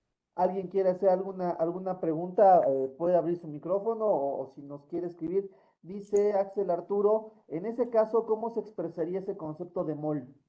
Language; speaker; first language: Spanish; native; Spanish